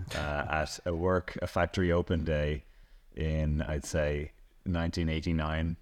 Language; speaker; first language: English; native; English